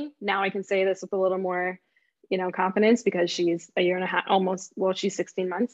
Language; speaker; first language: English; native; English